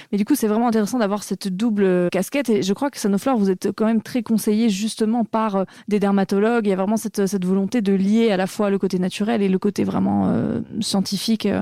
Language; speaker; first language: French; native; French